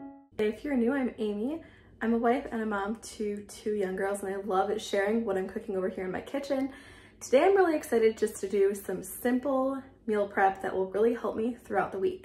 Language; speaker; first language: English; native; English